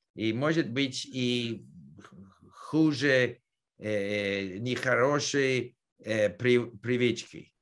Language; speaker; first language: Russian; non-native, learner; English